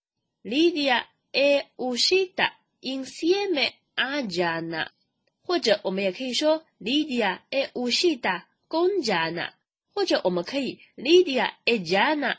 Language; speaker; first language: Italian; non-native, fluent; Chinese